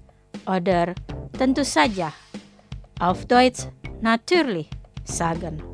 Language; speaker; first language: German; non-native, fluent; Indonesian